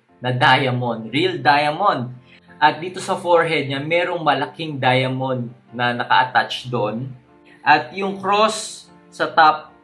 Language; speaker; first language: Filipino; native; Filipino